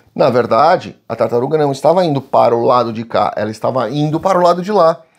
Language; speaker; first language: Portuguese; native; Portuguese